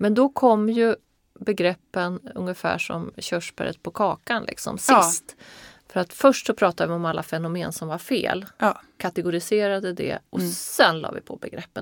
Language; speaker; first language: Swedish; native; Swedish